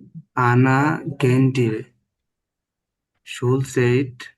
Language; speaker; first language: German; non-native, learner; Bangla